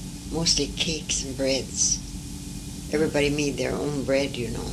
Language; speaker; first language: English; early bilingual, other home language; French